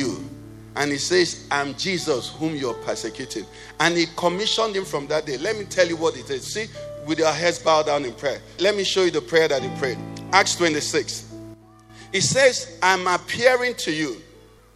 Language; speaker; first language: English; non-native, local second language; Igbo